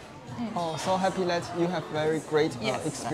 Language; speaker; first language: English; non-native, learner; Chinese